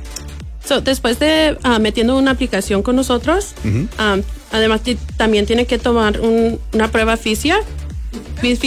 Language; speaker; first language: Spanish; early bilingual, heritage; English